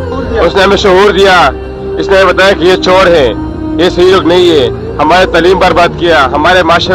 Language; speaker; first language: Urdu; non-native, local second language; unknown